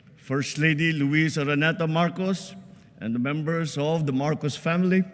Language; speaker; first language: English; non-native, local second language; Filipino